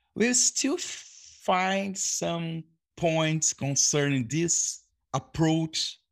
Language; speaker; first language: English; non-native, fluent; Portuguese